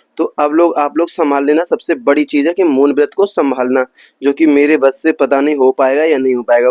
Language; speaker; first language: Hindi; native; Hindi